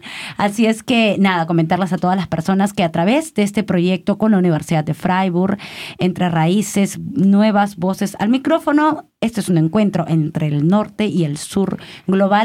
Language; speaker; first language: Spanish; native; Spanish